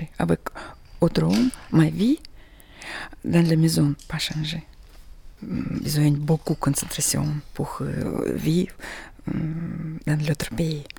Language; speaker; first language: French; non-native, learner; Russian